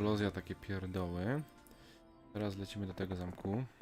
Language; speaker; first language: Polish; native; Polish